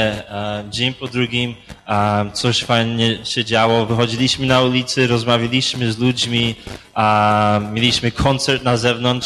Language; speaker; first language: Polish; early bilingual, heritage; Polish